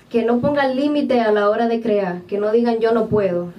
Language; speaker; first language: Spanish; native; Spanish